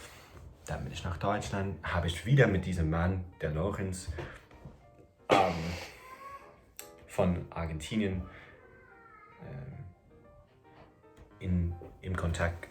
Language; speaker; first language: German; non-native, fluent; English